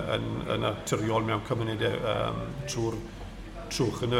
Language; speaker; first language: Welsh; native; Welsh